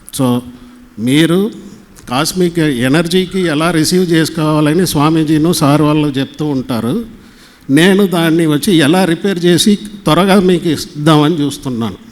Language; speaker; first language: Telugu; native; Telugu